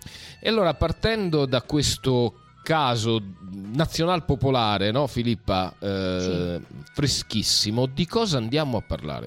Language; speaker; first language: Italian; native; Italian